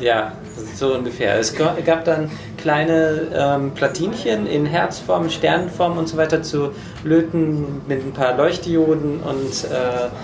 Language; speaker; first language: German; native; German